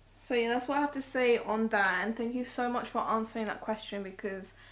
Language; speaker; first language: English; early bilingual, other home language; Morisyen